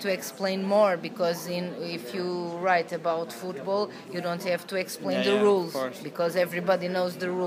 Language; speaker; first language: English; non-native, learner; Portuguese